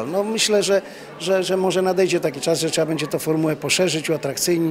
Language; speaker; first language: Polish; native; Polish